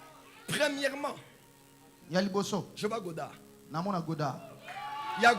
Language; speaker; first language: French; non-native, local second language; Lingala